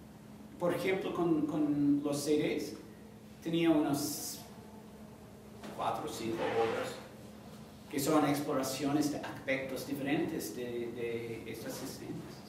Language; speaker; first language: Spanish; non-native, fluent; English